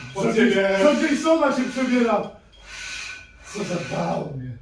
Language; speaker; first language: Polish; native; Polish